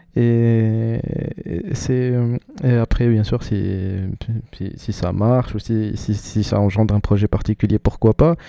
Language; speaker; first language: French; non-native, local second language; Arabic